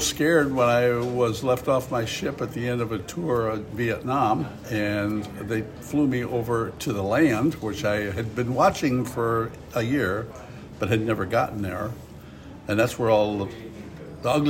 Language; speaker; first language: English; native; English